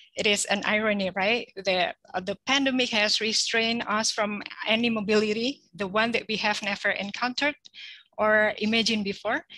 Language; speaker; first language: English; non-native, fluent; Indonesian